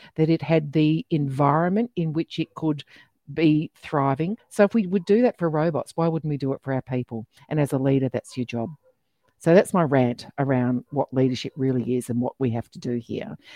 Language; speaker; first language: English; native; English